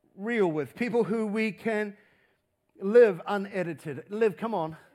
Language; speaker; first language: English; native; English